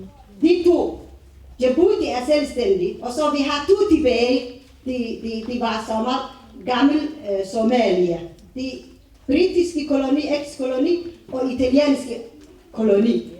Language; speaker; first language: Danish; non-native, fluent; Somali